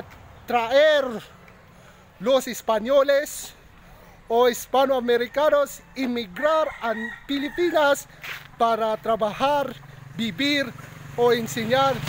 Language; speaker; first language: Spanish; non-native, local second language; Filipino